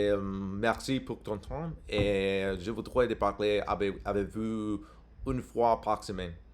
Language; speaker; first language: French; non-native, learner; English